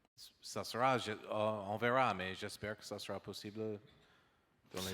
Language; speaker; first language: French; non-native, learner; English